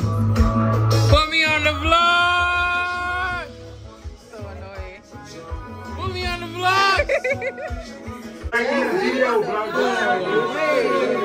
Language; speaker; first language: English; native; English